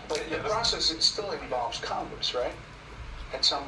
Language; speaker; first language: English; native; English